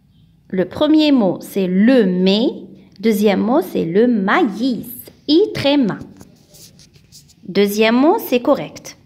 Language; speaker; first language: French; non-native, local second language; Arabic